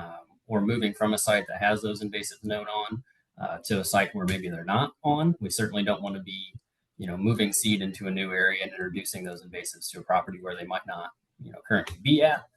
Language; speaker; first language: English; native; English